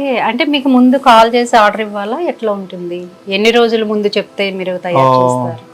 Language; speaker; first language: Telugu; native; Telugu